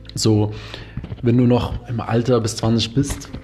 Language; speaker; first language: German; non-native, fluent; Arabic